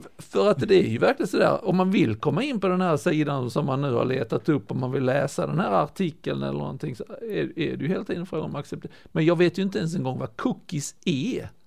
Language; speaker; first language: Swedish; native; Swedish